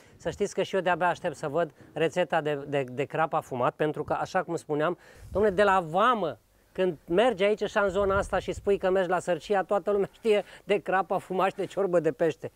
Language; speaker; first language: Romanian; native; Romanian